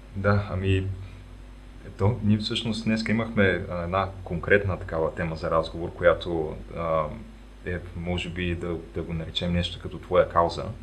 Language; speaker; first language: Bulgarian; native; Bulgarian